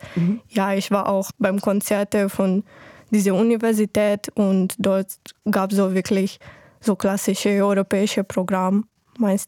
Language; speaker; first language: German; non-native, fluent; Ukrainian